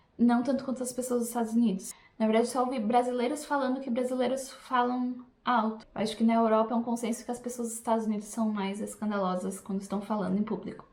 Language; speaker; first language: Portuguese; native; Portuguese